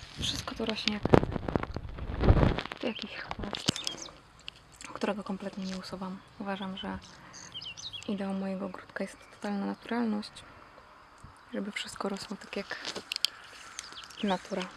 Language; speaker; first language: Polish; native; Polish